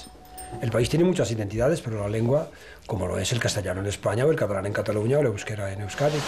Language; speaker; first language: Spanish; non-native, local second language; Occitan